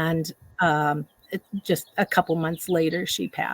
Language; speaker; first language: English; native; English